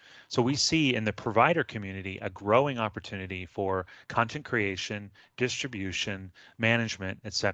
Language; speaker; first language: English; native; English